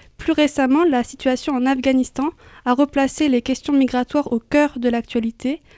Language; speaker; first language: French; native; French